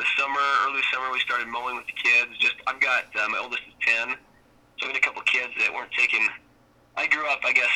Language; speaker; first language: English; native; English